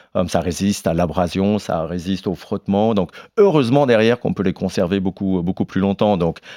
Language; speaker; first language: French; non-native, fluent; English